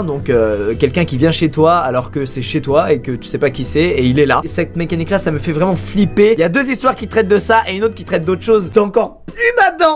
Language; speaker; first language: French; native; French